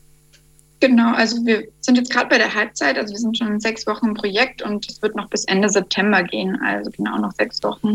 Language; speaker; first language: German; native; German